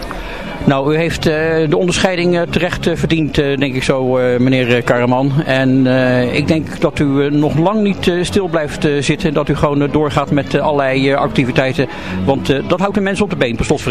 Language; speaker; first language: Dutch; native; Dutch